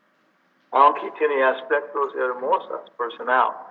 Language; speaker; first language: Spanish; non-native, learner; English